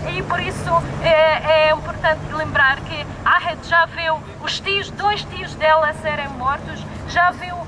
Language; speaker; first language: Portuguese; non-native, fluent; Arabic